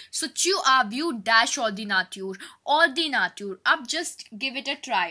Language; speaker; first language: English; non-native, local second language; Hindi